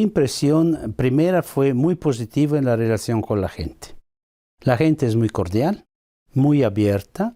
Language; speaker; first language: Spanish; non-native, fluent; Italian